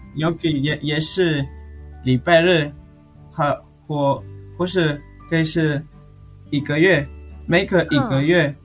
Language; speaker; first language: Chinese; non-native, learner; Spanish